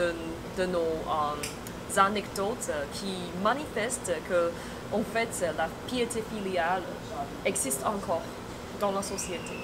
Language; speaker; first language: French; non-native, fluent; Chinese